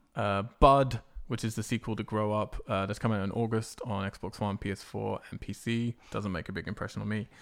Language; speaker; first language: English; native; English